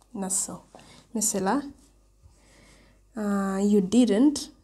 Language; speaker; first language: Turkish; non-native, learner; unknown